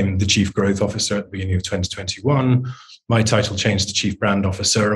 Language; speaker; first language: English; native; English